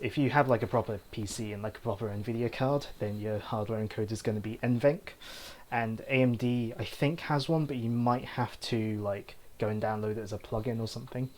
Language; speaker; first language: English; native; English